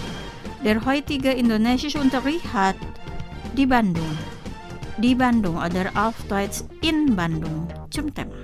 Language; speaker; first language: German; non-native, fluent; Indonesian